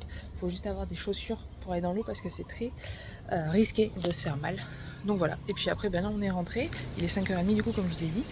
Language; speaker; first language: French; native; French